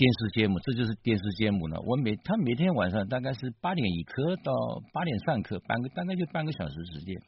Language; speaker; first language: Chinese; native; Chinese